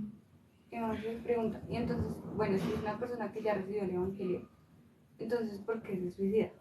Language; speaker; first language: Spanish; native; Spanish